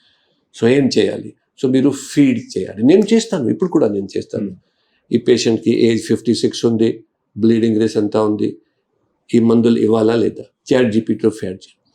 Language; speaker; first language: Telugu; non-native, fluent; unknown